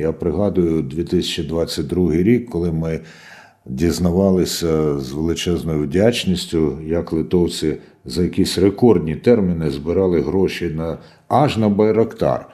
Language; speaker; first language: Ukrainian; native; Ukrainian